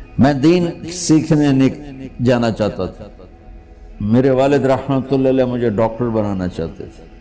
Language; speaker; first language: Urdu; non-native, local second language; Punjabi